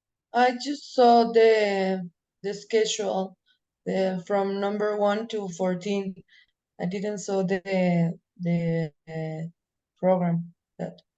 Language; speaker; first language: English; non-native, learner; Spanish